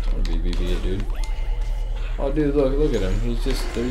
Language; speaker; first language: English; native; English